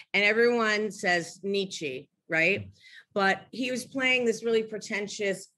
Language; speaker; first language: English; native; English